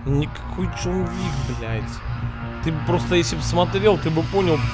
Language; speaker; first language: Russian; native; Russian